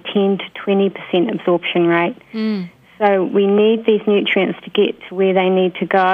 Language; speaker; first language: English; native; English